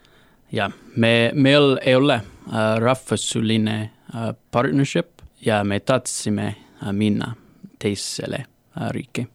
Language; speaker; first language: Estonian; non-native, learner; English